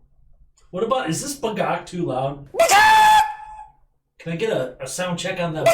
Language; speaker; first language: English; native; English